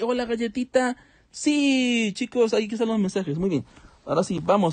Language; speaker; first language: Spanish; native; Spanish